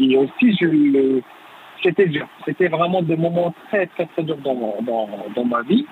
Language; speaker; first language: French; non-native, fluent; Arabic